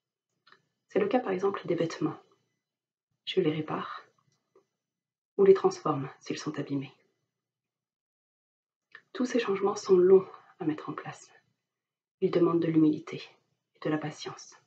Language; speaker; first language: French; native; French